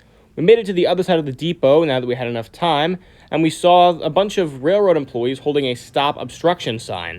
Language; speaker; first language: English; native; English